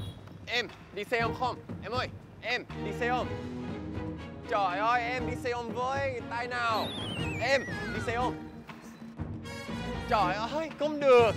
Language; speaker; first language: Vietnamese; non-native, learner; English